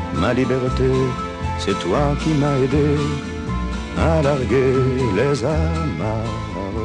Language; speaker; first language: French; non-native, local second language; Arabic